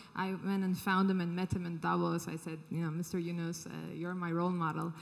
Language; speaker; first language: English; non-native, fluent; Turkish